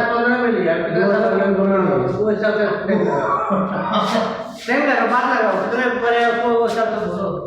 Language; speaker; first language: Hindi; non-native, learner; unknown